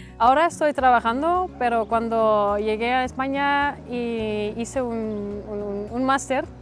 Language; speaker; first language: Spanish; non-native, fluent; Dutch